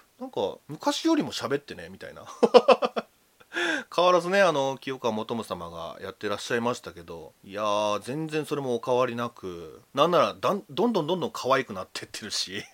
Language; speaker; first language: Japanese; native; Japanese